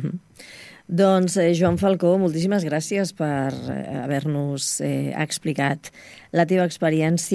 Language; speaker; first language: Catalan; native; Catalan